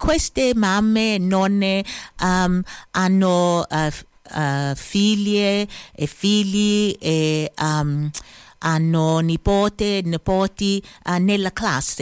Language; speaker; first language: Italian; early bilingual, heritage; Italian